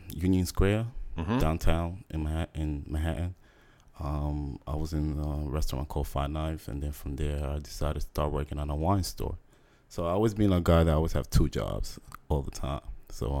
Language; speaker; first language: English; native; English